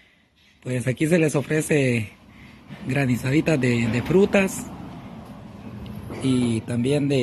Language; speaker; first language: Spanish; native; Spanish